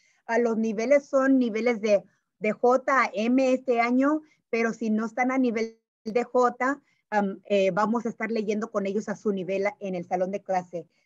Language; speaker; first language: Spanish; early bilingual, heritage; Spanish